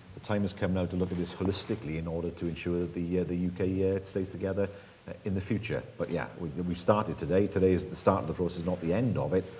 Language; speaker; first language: English; native; English